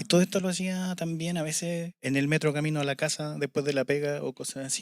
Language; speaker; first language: Spanish; native; Spanish